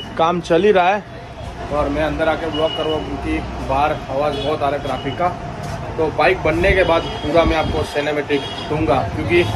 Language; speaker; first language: Hindi; non-native, local second language; Gujarati